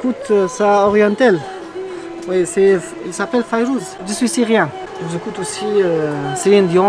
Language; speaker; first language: French; non-native, learner; Arabic